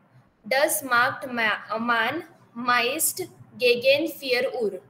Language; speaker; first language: German; non-native, learner; Marathi